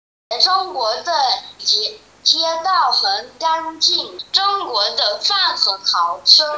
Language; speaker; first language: Chinese; non-native, learner; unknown